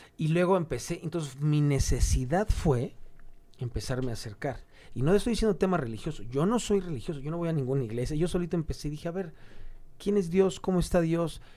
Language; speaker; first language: Spanish; native; Spanish